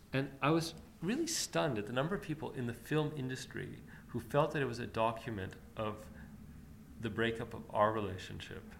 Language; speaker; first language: English; early bilingual, other home language; Armenian